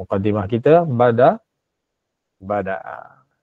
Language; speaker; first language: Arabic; non-native, fluent; Malay